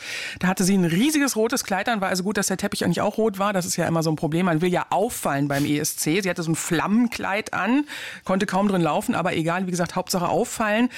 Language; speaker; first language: German; native; German